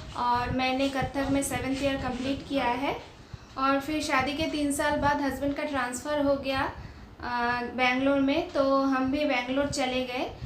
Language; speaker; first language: Hindi; non-native, local second language; Bangla